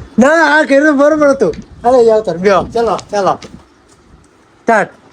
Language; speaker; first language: Gujarati; native; Gujarati